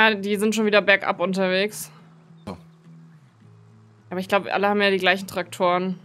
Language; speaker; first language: German; native; German